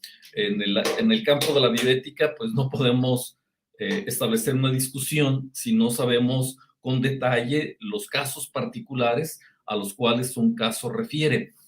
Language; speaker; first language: Spanish; native; Spanish